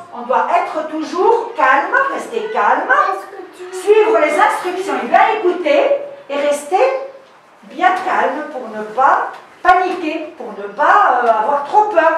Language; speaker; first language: French; non-native, local second language; Arabic